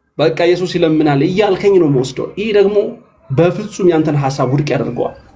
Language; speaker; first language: Amharic; native; Amharic